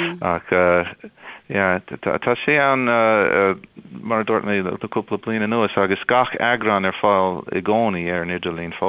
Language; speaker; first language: Irish; non-native, fluent; English